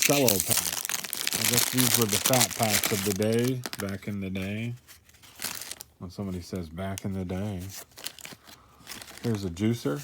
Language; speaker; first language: English; native; English